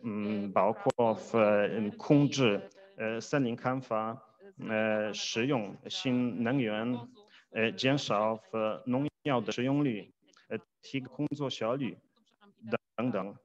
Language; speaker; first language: Chinese; non-native, fluent; Polish